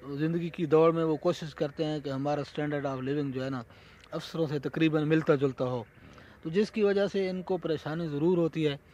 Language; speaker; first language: Urdu; non-native, local second language; Punjabi